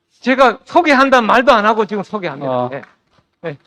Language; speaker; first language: Korean; native; Korean